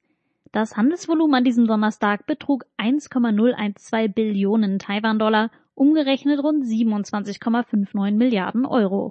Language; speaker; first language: German; native; German